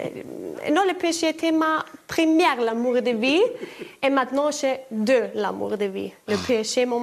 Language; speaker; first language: French; non-native, learner; German